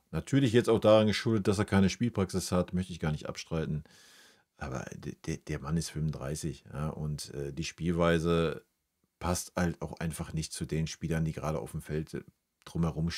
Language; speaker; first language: German; native; German